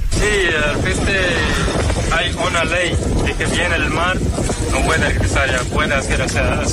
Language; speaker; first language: Spanish; non-native, learner; Arabic